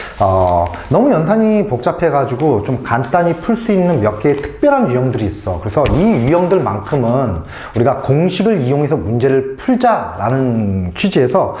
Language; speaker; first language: Korean; native; Korean